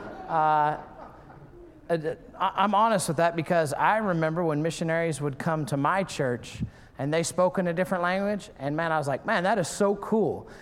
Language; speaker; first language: English; native; English